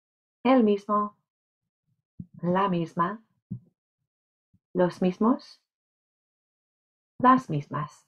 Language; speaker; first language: Spanish; non-native, fluent; English